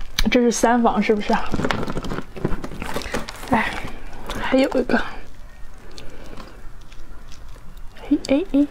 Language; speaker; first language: Chinese; native; Chinese